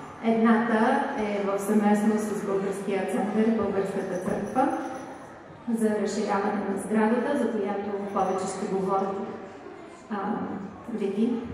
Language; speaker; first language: Bulgarian; native; Bulgarian